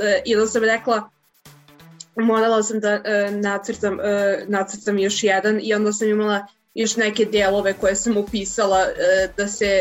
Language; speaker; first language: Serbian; early bilingual, heritage; English